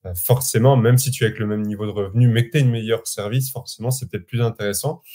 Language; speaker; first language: French; native; French